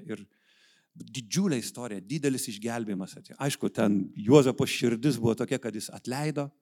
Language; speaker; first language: Lithuanian; native; Lithuanian